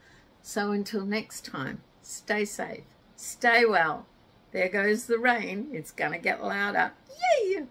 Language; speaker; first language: English; native; English